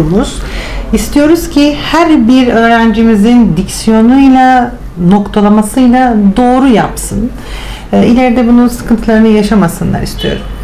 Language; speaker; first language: Turkish; native; Turkish